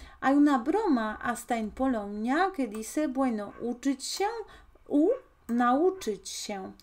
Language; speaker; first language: Spanish; non-native, fluent; Polish